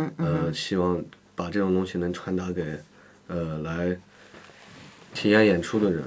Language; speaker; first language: Chinese; native; Chinese